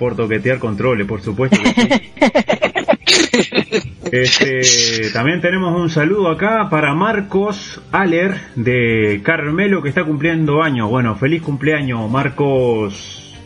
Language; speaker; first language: Spanish; native; Spanish